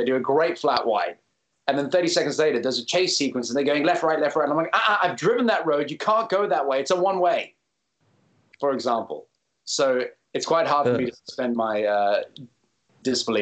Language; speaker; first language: English; native; English